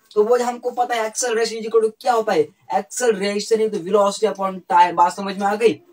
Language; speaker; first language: Hindi; non-native, local second language; Marathi